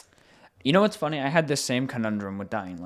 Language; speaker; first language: English; native; English